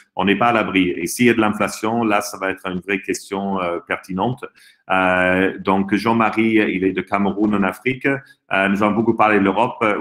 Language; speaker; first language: French; non-native, fluent; English